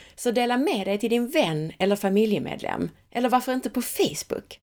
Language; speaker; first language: Swedish; native; Swedish